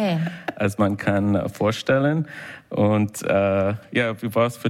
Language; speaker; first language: German; non-native, learner; English